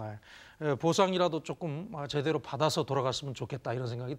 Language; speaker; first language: Korean; native; Korean